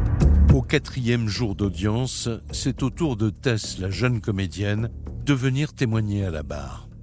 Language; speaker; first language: French; native; French